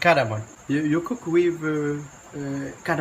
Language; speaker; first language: English; non-native, learner; Réunion Creole French